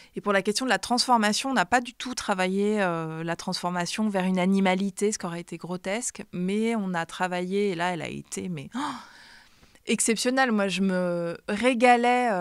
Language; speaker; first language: French; native; French